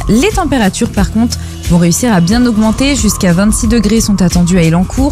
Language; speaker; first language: French; native; French